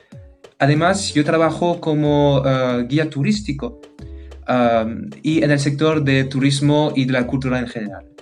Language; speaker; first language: Spanish; non-native, fluent; French